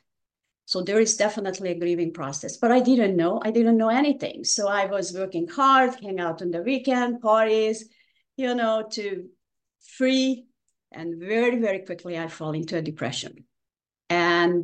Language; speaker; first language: English; non-native, fluent; Hungarian